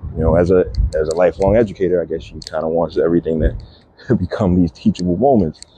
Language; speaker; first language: English; native; English